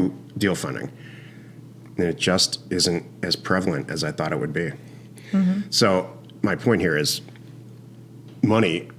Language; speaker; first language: English; native; English